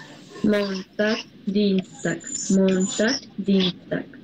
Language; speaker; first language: German; non-native, learner; Spanish